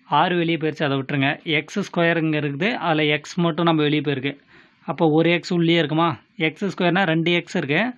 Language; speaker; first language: Tamil; native; Tamil